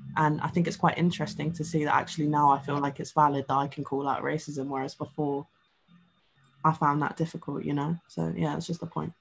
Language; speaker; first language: English; native; English